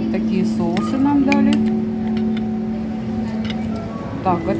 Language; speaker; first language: Russian; native; Russian